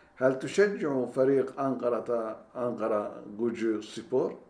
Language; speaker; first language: Arabic; non-native, learner; Turkish